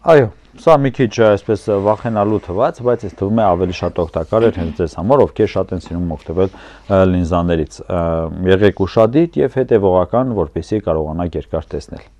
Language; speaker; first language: Armenian; native; Armenian